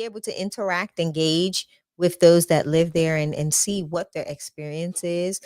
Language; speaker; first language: English; native; English